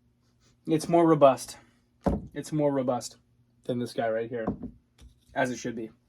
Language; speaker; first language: English; native; English